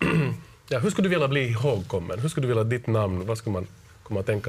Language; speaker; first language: Swedish; native; Swedish